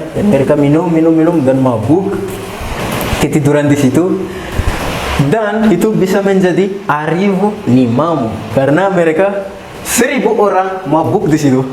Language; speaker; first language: Indonesian; non-native, fluent; Malagasy